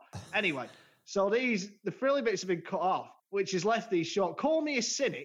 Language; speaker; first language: English; native; English